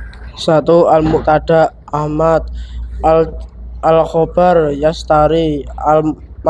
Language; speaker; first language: Arabic; non-native, learner; Indonesian